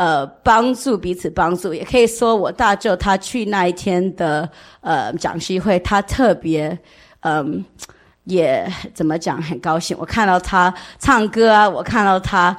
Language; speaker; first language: Chinese; early bilingual, heritage; English